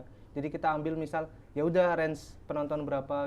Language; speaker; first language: Indonesian; native; Indonesian